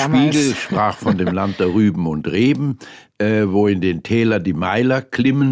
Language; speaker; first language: German; native; German